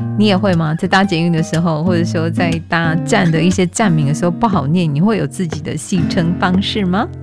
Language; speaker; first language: Chinese; native; Chinese